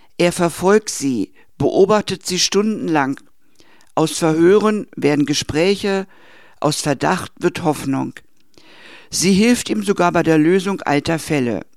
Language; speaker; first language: German; native; German